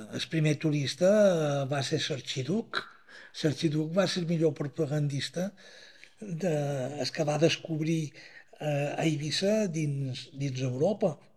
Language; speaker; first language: Catalan; native; Catalan